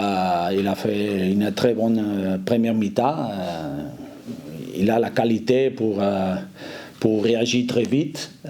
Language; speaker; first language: French; non-native, fluent; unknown